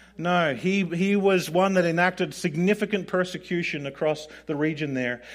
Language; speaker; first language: English; native; English